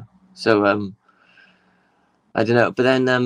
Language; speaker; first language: English; native; English